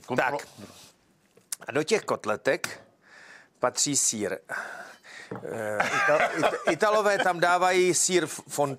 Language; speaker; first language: Czech; native; Czech